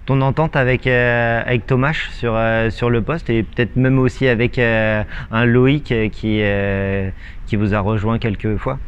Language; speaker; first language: French; native; French